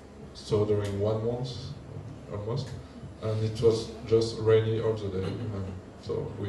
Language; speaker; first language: English; non-native, learner; French